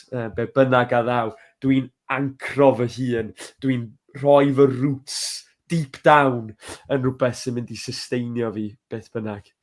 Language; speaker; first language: Welsh; native; Welsh